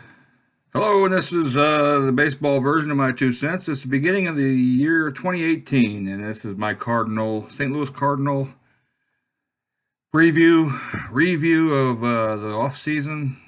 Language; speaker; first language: English; native; English